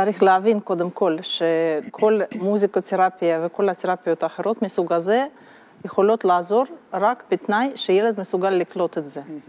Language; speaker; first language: Hebrew; non-native, fluent; Russian